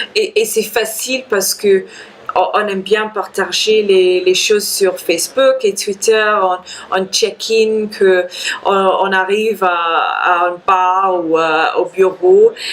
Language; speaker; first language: French; non-native, fluent; English